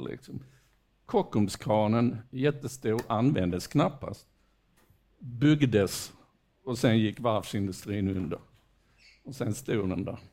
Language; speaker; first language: Swedish; native; Swedish